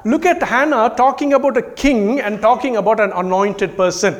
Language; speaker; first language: English; non-native, local second language; Tamil